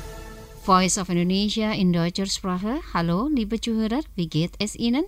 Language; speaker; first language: German; non-native, fluent; Indonesian